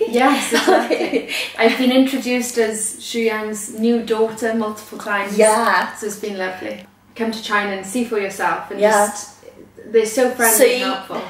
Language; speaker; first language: English; native; English